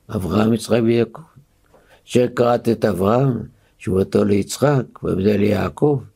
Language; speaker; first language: Hebrew; native; Hebrew